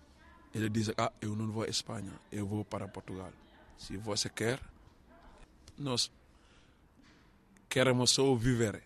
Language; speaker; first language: Portuguese; non-native, learner; Arabic